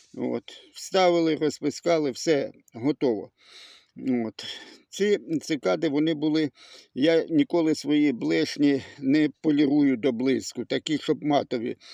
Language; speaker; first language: Ukrainian; native; Ukrainian